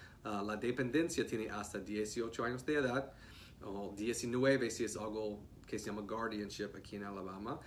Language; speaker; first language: Spanish; non-native, fluent; English